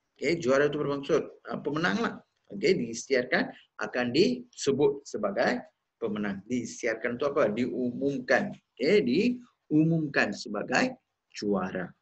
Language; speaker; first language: Malay; non-native, local second language; Tamil